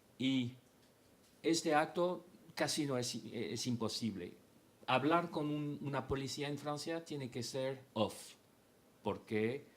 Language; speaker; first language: Spanish; non-native, fluent; French